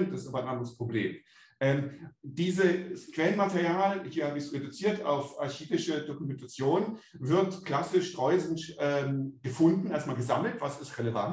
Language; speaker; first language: German; native; German